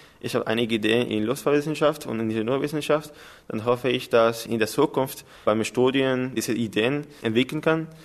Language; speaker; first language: German; non-native, learner; Spanish